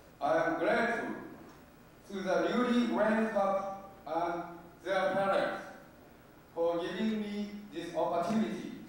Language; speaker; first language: English; non-native, learner; Japanese